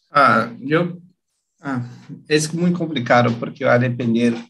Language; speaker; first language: Spanish; non-native, learner; Portuguese